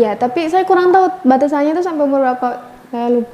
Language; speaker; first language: Indonesian; native; Indonesian